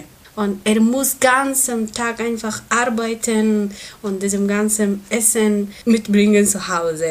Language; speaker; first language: German; non-native, learner; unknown